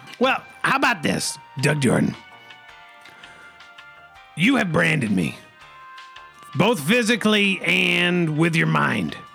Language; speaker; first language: English; native; English